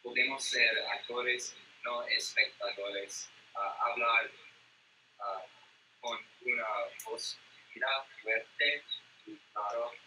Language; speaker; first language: Spanish; non-native, learner; English